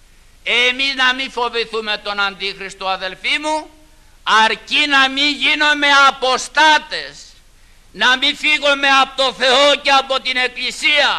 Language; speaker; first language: Greek; native; Greek